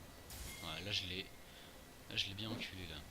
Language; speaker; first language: French; native; French